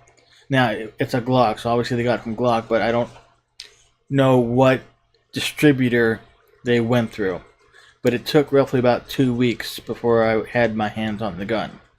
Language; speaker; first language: English; native; English